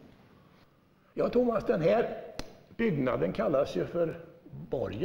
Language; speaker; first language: Swedish; native; Swedish